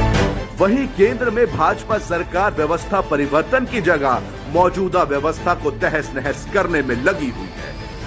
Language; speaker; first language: Hindi; native; Hindi